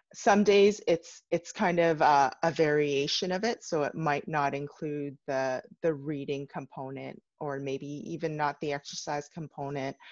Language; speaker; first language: English; native; English